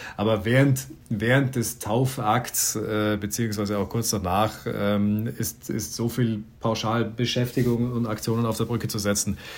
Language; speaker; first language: German; native; German